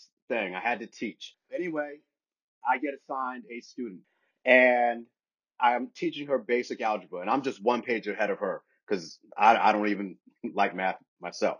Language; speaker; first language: English; native; English